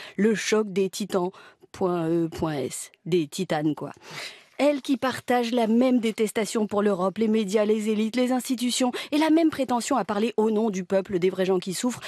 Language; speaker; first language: French; native; French